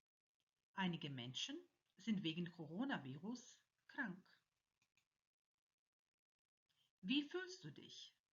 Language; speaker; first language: German; non-native, fluent; Croatian